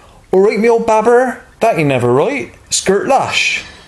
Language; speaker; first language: English; native; English